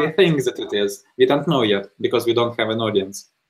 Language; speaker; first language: English; non-native, fluent; Ukrainian